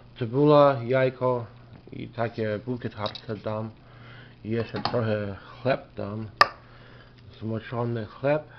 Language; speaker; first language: Polish; early bilingual, heritage; Polish